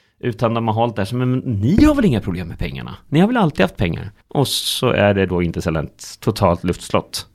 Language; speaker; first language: Swedish; native; Swedish